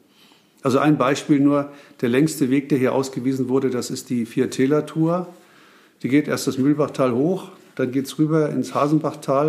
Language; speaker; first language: German; native; German